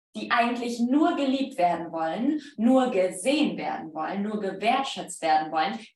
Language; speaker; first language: German; non-native, fluent; Polish